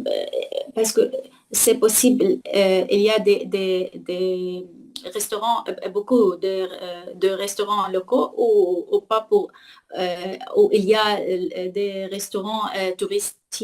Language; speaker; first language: French; non-native, learner; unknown